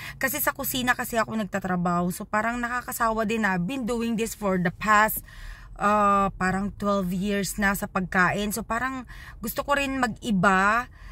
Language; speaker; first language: Filipino; non-native, local second language; Iloko